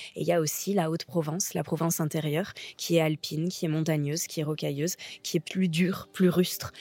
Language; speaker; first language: French; native; French